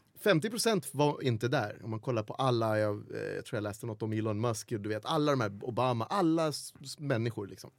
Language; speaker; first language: Swedish; early bilingual, other home language; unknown